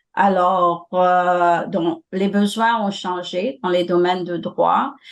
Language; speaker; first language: French; non-native, local second language; Morisyen